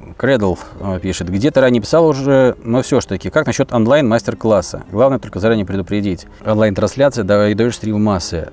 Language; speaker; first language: Russian; native; Russian